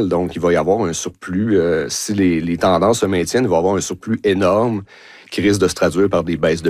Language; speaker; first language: French; native; French